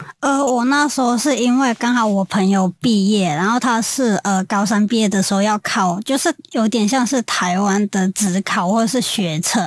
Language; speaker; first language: Chinese; non-native, local second language; Cantonese